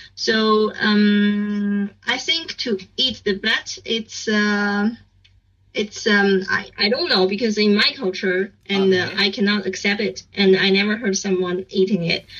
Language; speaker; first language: English; non-native, learner; Chinese